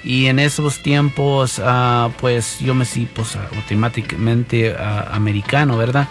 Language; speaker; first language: Spanish; early bilingual, heritage; Spanish